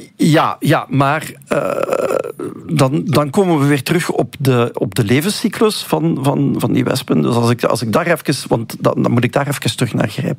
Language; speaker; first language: Dutch; native; Dutch